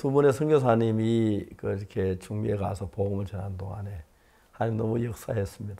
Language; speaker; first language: Korean; native; Korean